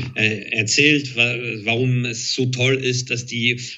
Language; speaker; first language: German; non-native, fluent; French